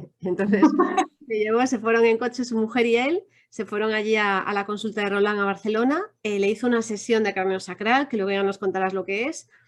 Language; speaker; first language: Spanish; native; Spanish